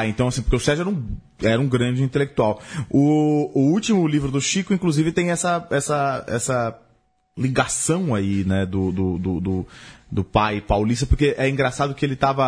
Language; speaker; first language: Portuguese; native; Portuguese